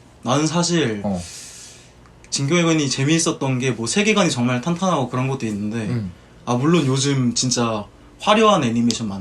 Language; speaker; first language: Korean; native; Korean